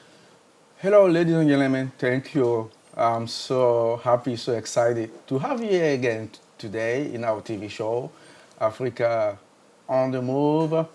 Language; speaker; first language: English; non-native, fluent; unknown